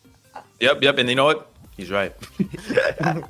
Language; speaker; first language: English; native; English